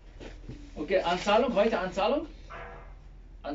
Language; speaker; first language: German; non-native, learner; Polish